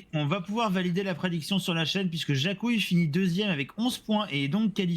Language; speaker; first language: French; native; French